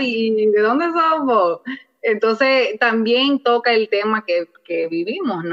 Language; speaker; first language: Spanish; early bilingual, heritage; Spanish